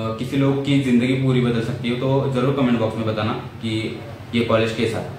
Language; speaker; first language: Hindi; non-native, local second language; Marathi